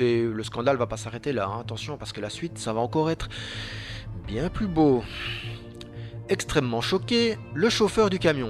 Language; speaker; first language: French; native; French